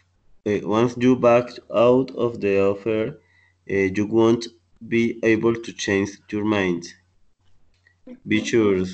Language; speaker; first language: English; non-native, learner; Spanish